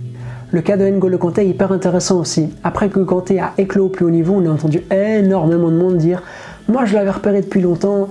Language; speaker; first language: French; native; French